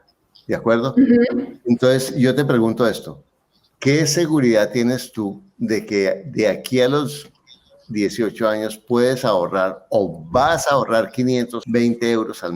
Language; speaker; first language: Spanish; native; Spanish